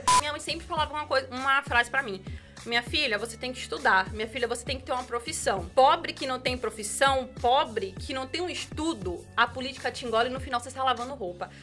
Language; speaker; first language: Portuguese; native; Portuguese